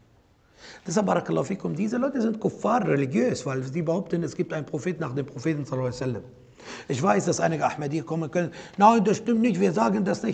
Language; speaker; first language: German; non-native, fluent; Arabic